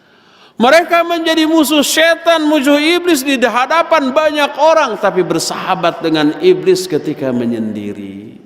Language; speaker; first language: Indonesian; native; Indonesian